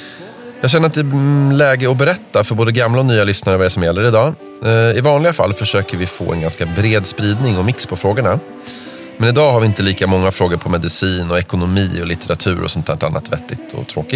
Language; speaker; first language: Swedish; native; Swedish